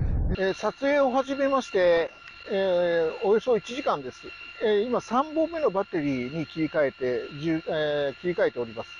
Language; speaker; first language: Japanese; native; Japanese